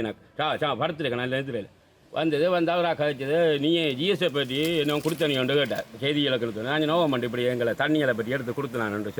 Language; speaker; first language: Tamil; native; Tamil